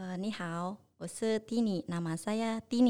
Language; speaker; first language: Chinese; non-native, learner; Indonesian